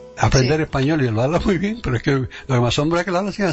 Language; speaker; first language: Spanish; native; Spanish